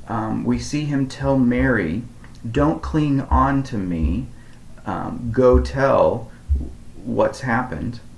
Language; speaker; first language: English; native; English